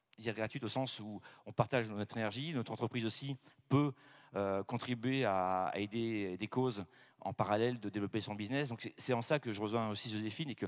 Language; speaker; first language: French; native; French